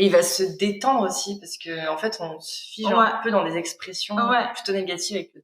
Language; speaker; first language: French; native; French